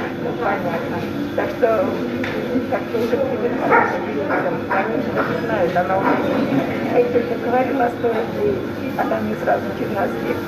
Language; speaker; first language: Russian; native; Russian